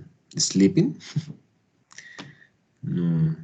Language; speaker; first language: English; non-native, learner; Spanish